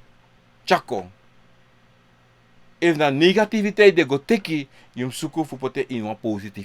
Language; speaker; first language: Dutch; non-native, local second language; Sranan Tongo